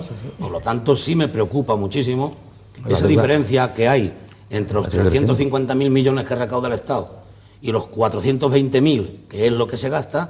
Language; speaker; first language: Spanish; native; Spanish